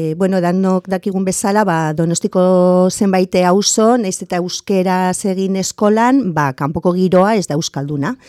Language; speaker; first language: Basque; non-native, local second language; Spanish